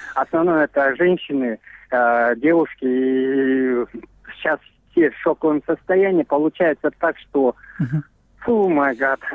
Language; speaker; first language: Russian; non-native, local second language; Kyrgyz